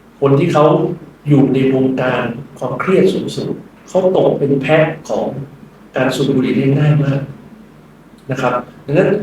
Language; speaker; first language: Thai; native; Thai